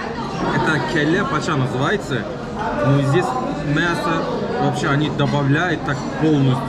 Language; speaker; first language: Russian; non-native, learner; Turkish